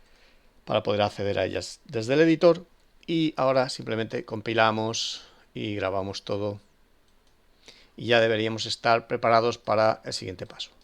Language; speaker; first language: Spanish; native; Spanish